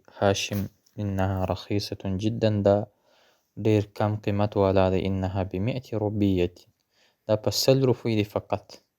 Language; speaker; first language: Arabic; non-native, fluent; Pashto